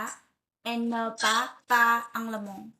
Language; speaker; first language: French; non-native, learner; Vietnamese